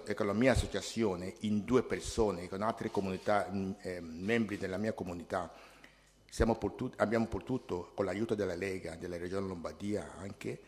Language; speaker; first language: Italian; non-native, fluent; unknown